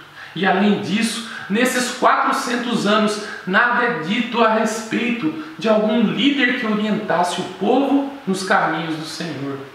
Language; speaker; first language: Portuguese; native; Portuguese